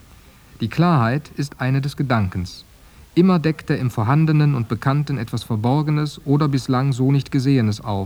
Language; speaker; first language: German; native; German